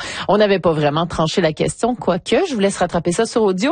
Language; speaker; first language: French; native; French